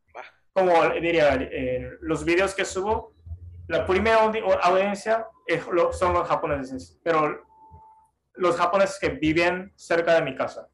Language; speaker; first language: Spanish; non-native, fluent; Japanese